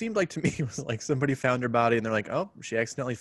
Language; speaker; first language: English; native; English